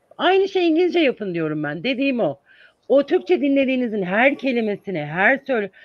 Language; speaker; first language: Turkish; native; Turkish